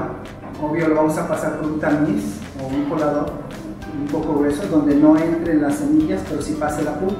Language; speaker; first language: Spanish; native; Spanish